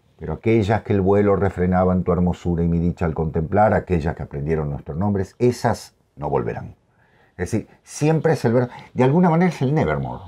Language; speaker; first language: Spanish; native; Spanish